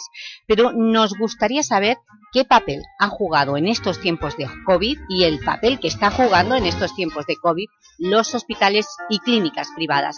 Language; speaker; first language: Spanish; native; Spanish